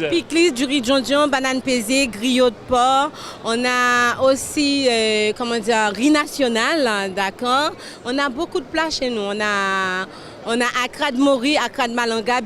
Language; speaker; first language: French; non-native, local second language; Haitian Creole